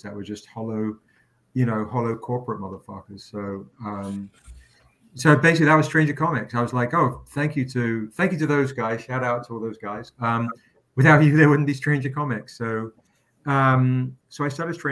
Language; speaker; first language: English; native; English